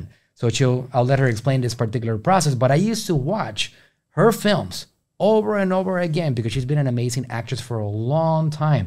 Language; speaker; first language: English; native; English